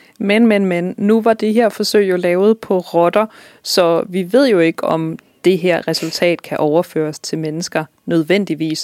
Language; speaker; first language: Danish; native; Danish